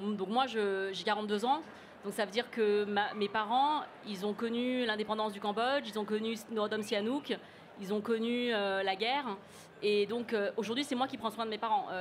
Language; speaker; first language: French; early bilingual, other home language; Cantonese